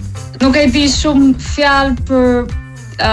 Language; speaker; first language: Albanian; early bilingual, heritage; English